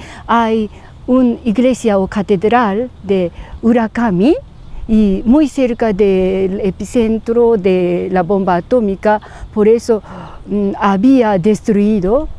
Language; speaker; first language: Spanish; non-native, learner; Japanese